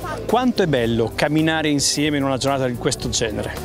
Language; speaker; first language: Italian; native; Italian